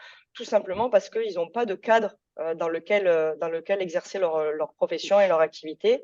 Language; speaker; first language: French; native; French